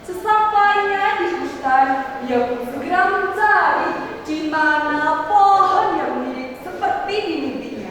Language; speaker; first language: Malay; non-native, local second language; Javanese